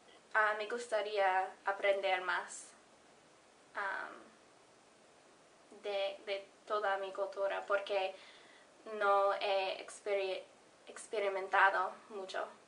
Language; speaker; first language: Spanish; early bilingual, heritage; Spanish